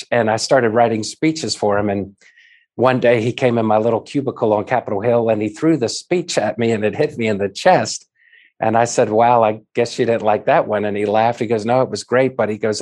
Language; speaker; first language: English; native; English